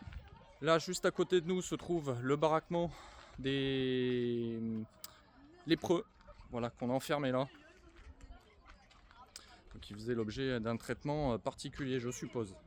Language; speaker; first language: French; native; French